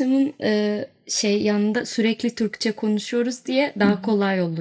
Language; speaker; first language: Turkish; non-native, learner; Bosnian